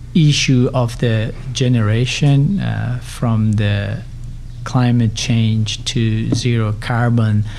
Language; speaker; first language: English; non-native, fluent; Persian